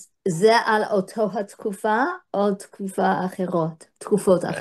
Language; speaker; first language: Hebrew; non-native, fluent; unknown